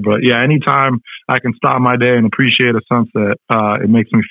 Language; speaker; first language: English; early bilingual, other home language; Spanish